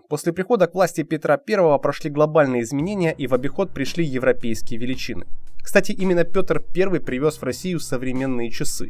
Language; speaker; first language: Russian; native; Russian